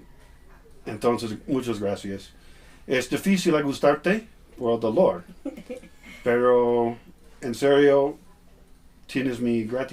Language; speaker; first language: Spanish; non-native, learner; English